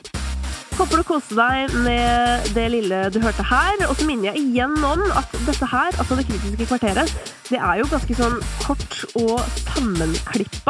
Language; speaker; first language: Norwegian; native; Norwegian